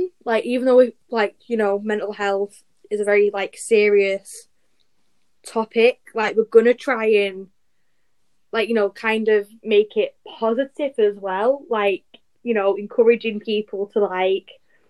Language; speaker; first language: English; native; English